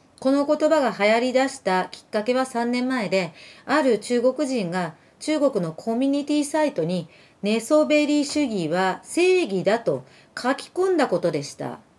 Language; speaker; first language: Japanese; early bilingual, other home language; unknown